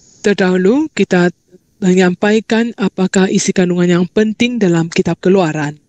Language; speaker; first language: Malay; non-native, local second language; Chinese